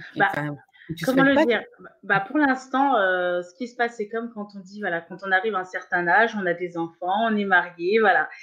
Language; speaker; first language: French; early bilingual, other home language; Kabuverdianu